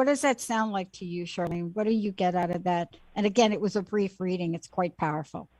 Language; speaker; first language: English; native; English